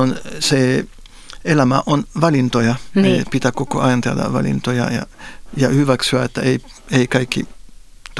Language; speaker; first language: Finnish; non-native, fluent; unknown